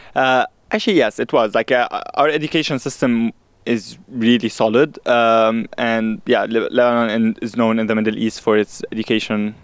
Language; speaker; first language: English; non-native, fluent; Arabic